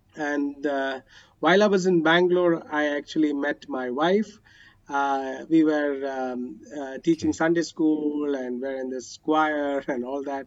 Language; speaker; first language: English; non-native, local second language; Malayalam